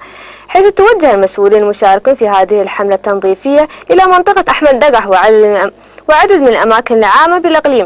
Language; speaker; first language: Arabic; non-native, local second language; Somali